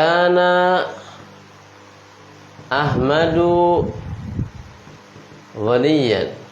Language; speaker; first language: Arabic; non-native, fluent; Indonesian